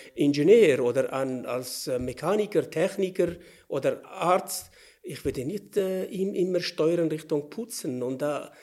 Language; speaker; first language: German; non-native, fluent; Arabic